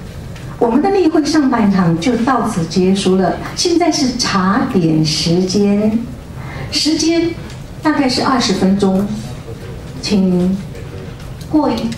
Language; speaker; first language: Chinese; native; Chinese